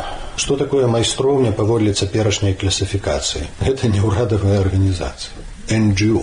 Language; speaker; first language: Belarusian; native; Belarusian